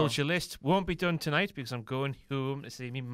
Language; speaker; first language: English; native; English